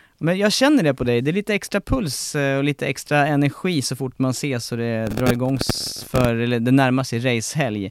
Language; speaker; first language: Swedish; native; Swedish